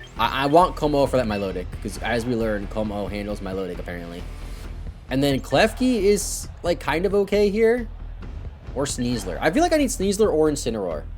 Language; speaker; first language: English; native; English